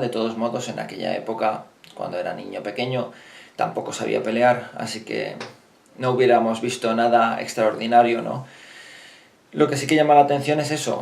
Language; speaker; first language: Spanish; native; Spanish